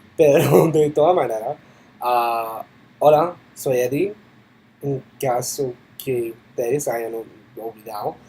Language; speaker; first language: Spanish; non-native, fluent; English